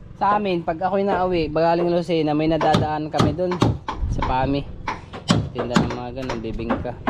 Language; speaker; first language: Filipino; native; Filipino